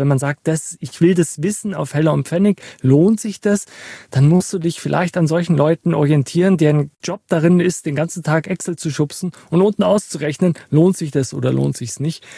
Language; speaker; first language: German; native; German